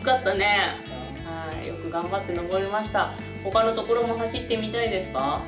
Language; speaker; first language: Japanese; native; Japanese